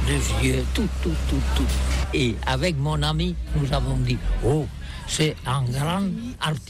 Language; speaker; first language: French; non-native, learner; Catalan